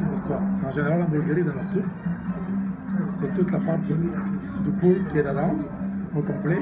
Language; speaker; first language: French; non-native, fluent; Bulgarian